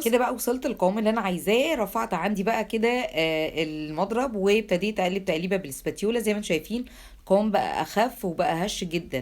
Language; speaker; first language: Arabic; native; Arabic